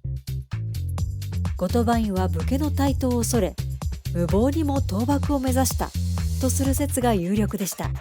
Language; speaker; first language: Japanese; native; Japanese